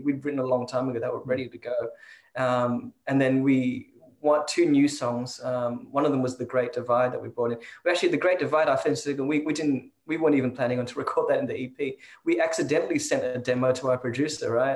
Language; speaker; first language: English; native; English